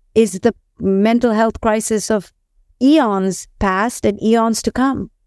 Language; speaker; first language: English; non-native, local second language; Hindi